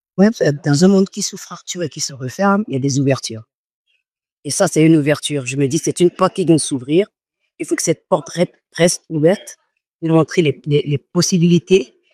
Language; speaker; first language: French; non-native, local second language; Fon